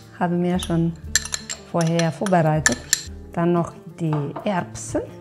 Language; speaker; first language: German; non-native, fluent; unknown